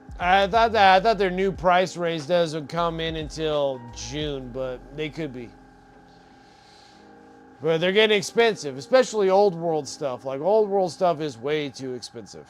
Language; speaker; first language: English; native; English